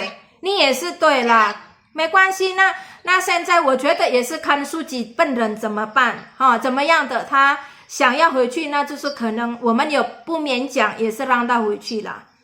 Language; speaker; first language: Chinese; non-native, fluent; Indonesian